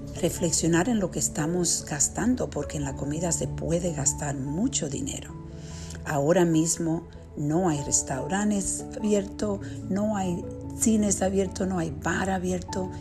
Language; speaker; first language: Spanish; early bilingual, heritage; Spanish